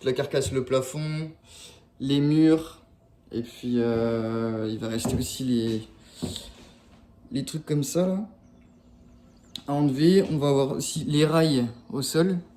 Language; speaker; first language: French; native; French